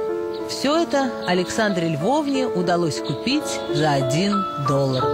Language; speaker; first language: Russian; native; Russian